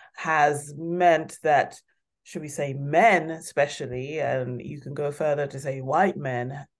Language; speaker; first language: English; non-native, local second language; Yoruba